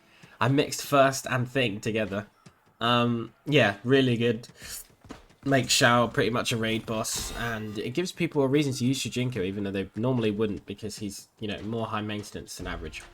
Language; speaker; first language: English; native; English